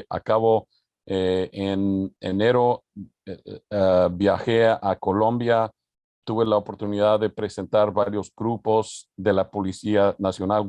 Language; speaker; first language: Spanish; early bilingual, other home language; English